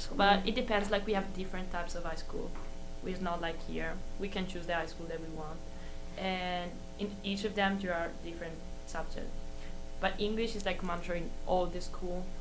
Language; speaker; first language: English; non-native, fluent; Italian